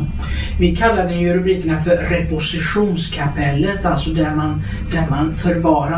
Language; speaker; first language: Swedish; native; Swedish